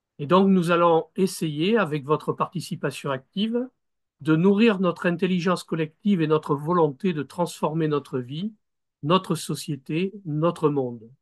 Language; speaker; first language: French; native; French